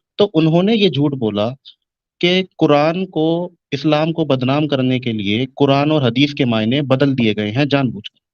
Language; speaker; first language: Hindi; native; Hindi